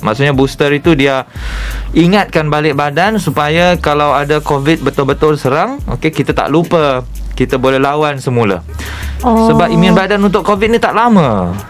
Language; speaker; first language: Malay; native; Malay